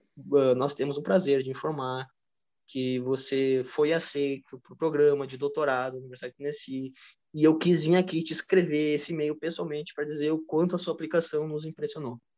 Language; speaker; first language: Portuguese; native; Portuguese